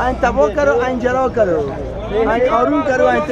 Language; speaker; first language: Hindi; non-native, learner; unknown